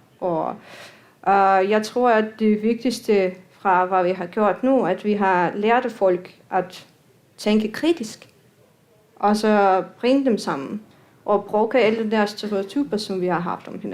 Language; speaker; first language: Danish; non-native, fluent; Russian